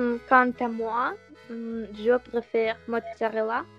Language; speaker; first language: French; non-native, learner; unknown